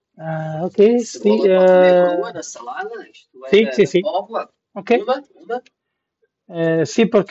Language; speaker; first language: Portuguese; non-native, learner; English